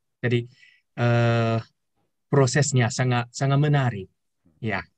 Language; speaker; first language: Indonesian; non-native, learner; Chinese